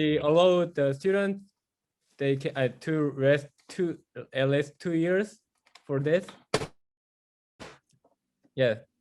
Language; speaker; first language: English; non-native, fluent; Korean